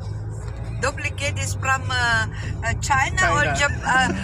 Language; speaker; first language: English; non-native, local second language; Filipino